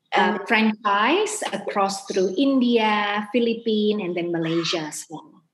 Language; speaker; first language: English; non-native, fluent; Indonesian